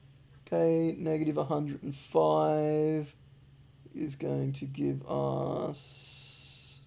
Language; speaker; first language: English; native; English